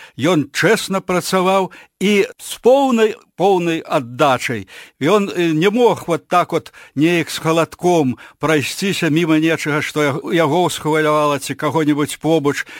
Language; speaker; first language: Belarusian; native; Belarusian